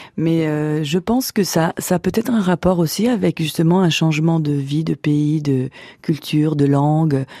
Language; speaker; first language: French; early bilingual, other home language; Portuguese